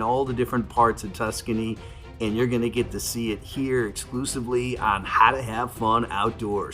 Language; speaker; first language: English; native; English